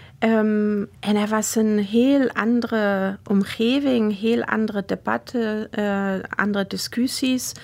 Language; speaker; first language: Dutch; non-native, fluent; German